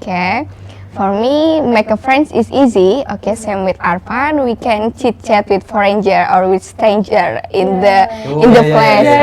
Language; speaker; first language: English; non-native, learner; Indonesian